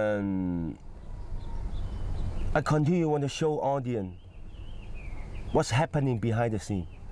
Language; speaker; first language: English; non-native, fluent; Cantonese